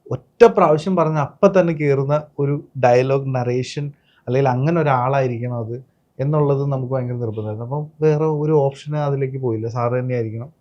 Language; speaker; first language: Malayalam; native; Malayalam